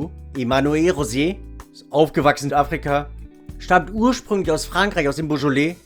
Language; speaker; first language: German; native; German